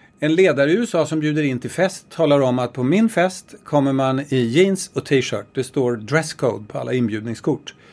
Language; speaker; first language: Swedish; native; Swedish